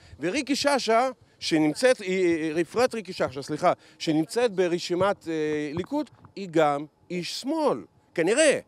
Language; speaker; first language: Hebrew; early bilingual, other home language; Russian